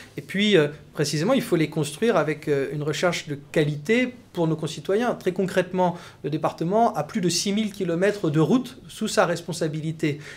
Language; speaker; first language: French; native; French